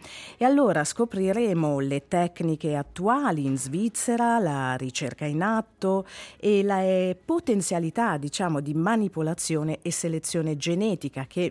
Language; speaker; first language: Italian; native; Italian